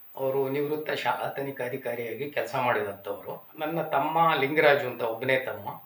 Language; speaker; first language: Kannada; native; Kannada